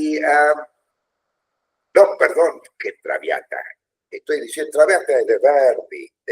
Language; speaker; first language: Spanish; early bilingual, other home language; German